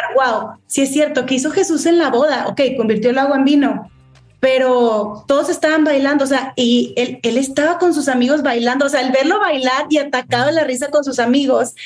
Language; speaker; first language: Spanish; native; Spanish